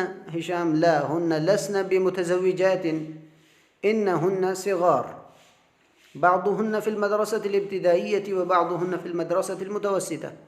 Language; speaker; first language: Arabic; non-native, fluent; Urdu